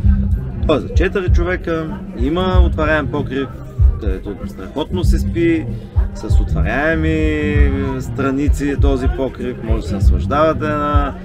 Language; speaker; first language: Bulgarian; native; Bulgarian